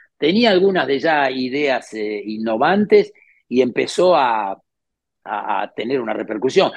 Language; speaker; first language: Spanish; native; Spanish